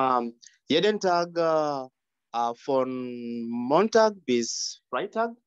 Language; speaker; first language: German; non-native, learner; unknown